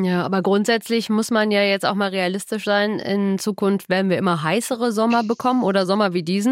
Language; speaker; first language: German; native; German